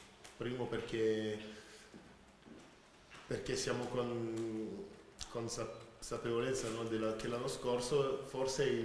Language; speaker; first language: Italian; non-native, fluent; French